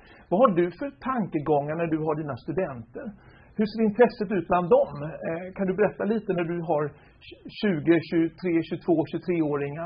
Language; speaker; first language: Swedish; native; Swedish